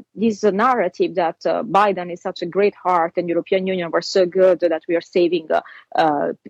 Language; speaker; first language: English; non-native, fluent; Italian